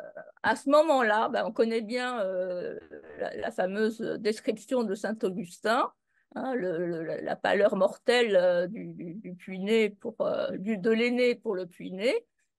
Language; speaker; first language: French; native; French